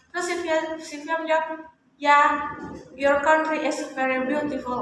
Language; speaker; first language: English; non-native, learner; Indonesian